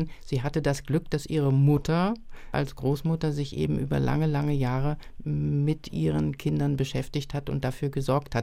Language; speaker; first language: German; native; German